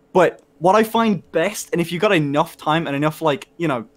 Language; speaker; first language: English; native; English